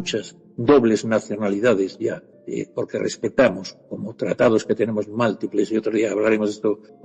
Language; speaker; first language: Spanish; native; Spanish